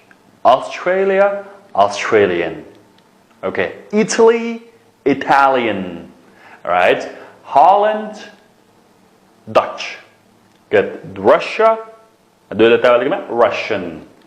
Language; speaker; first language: English; non-native, fluent; Uyghur